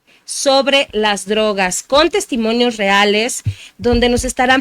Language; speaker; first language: Spanish; native; Spanish